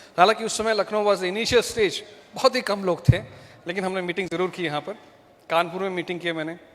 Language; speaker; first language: Hindi; non-native, local second language; Malayalam